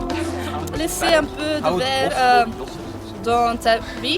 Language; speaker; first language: French; non-native, learner; Dutch